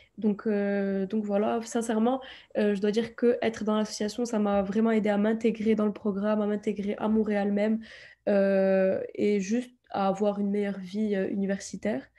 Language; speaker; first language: French; non-native, local second language; Arabic